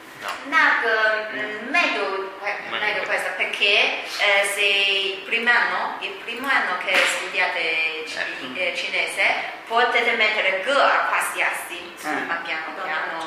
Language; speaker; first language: Italian; non-native, fluent; Chinese